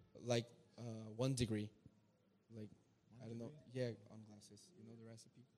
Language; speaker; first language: English; non-native, learner; Portuguese